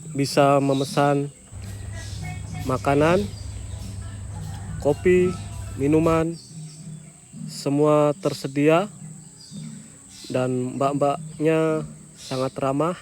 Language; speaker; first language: Indonesian; non-native, fluent; Japanese